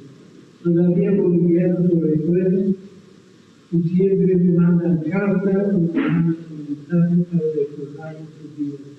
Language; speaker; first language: Spanish; non-native, learner; Persian